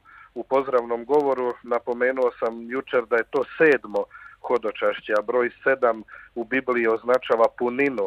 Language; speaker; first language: Croatian; native; Croatian